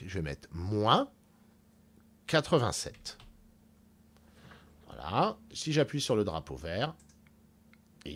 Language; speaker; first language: French; native; French